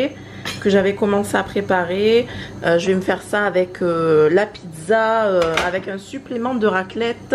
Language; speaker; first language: French; native; French